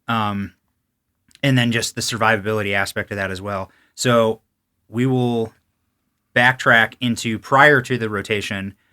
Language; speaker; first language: English; native; English